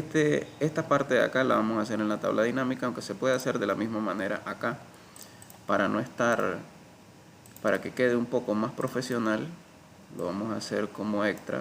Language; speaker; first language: Spanish; native; Spanish